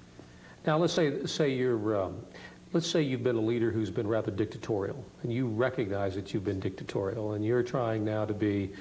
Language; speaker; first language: English; native; English